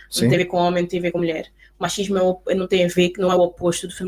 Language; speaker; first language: Portuguese; native; Portuguese